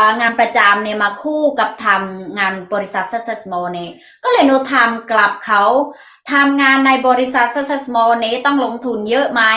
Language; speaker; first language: Thai; non-native, learner; Mon